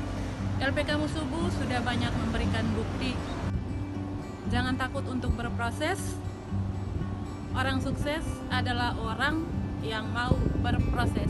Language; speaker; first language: Indonesian; non-native, local second language; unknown